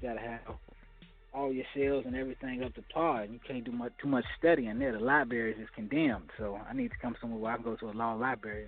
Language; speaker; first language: English; native; English